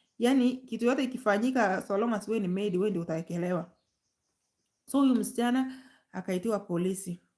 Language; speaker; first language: Swahili; non-native, local second language; Gusii